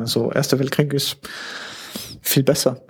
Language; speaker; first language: German; non-native, learner; French